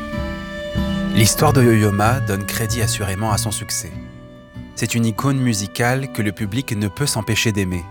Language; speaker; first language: French; native; French